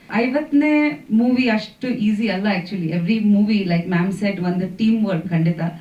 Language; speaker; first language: Kannada; non-native, fluent; Bangla